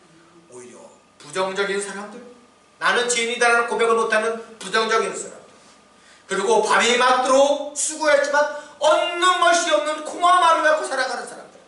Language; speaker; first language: Korean; native; Korean